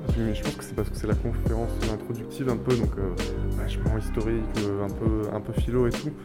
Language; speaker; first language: French; native; French